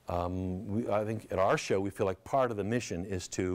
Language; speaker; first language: English; native; English